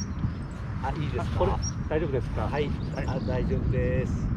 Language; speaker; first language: Japanese; non-native, learner; Korean